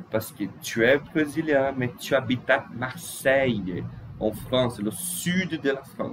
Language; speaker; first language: French; non-native, fluent; Portuguese